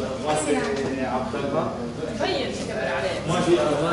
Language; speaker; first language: French; non-native, learner; Arabic